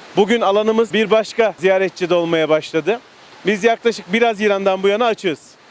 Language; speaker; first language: Turkish; native; Turkish